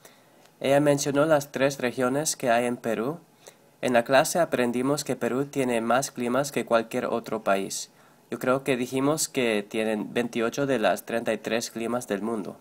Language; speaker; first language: Spanish; non-native, learner; English